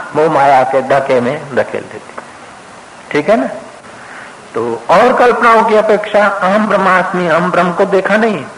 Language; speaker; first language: Hindi; non-native, local second language; Sindhi